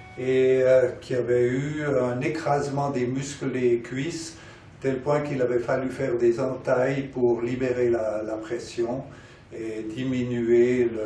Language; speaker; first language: French; native; French